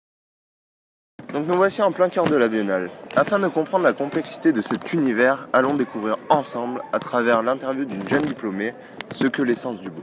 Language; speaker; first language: French; native; French